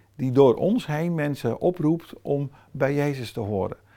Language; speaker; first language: Dutch; non-native, fluent; Portuguese